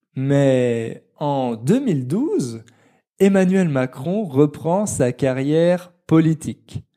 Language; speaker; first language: French; native; French